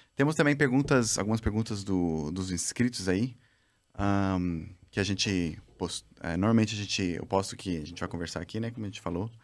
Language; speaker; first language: Portuguese; native; Portuguese